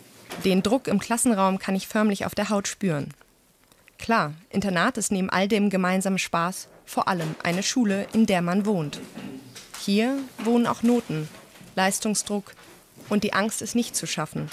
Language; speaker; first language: German; native; German